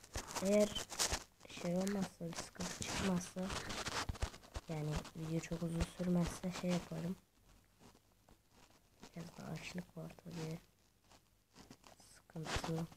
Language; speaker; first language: Turkish; native; Turkish